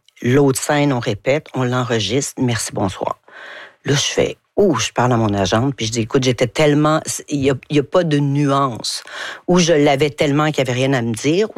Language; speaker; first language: French; native; French